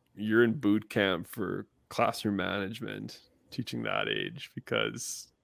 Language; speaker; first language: English; native; English